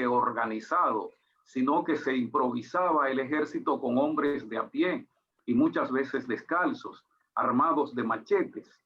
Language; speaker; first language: Spanish; native; Spanish